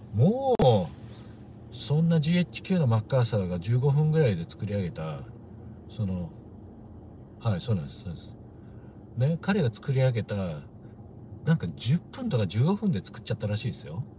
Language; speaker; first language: Japanese; native; Japanese